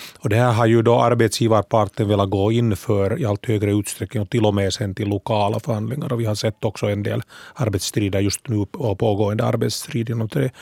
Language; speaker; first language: Swedish; native; Swedish